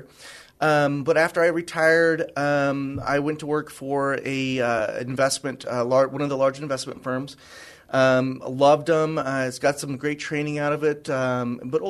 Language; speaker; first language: English; native; English